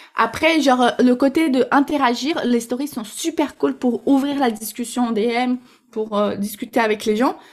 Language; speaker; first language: French; non-native, fluent; Portuguese